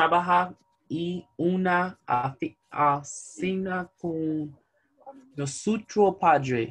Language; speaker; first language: Spanish; non-native, learner; English